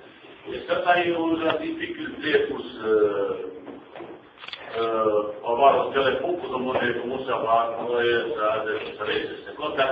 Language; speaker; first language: French; non-native, fluent; Bosnian